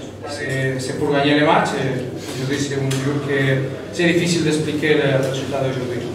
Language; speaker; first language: French; non-native, fluent; Spanish